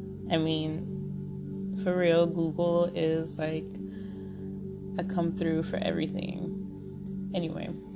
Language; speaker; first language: English; early bilingual, other home language; Spanish